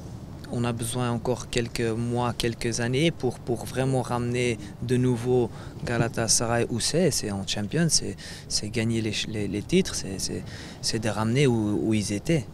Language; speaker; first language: French; non-native, fluent; Dutch